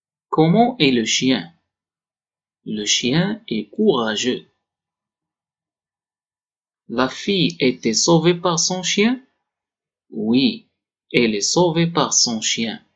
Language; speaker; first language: French; non-native, local second language; Arabic